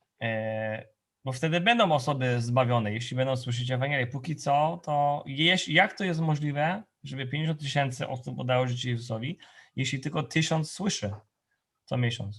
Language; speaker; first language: Polish; non-native, fluent; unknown